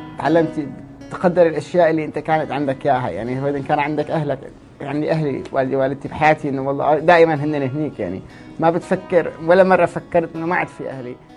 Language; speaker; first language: Arabic; native; Arabic